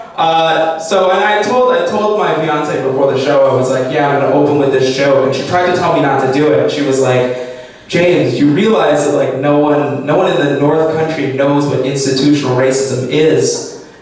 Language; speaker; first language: English; native; English